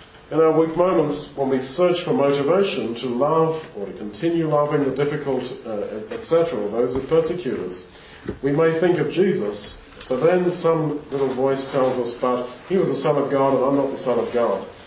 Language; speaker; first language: English; native; English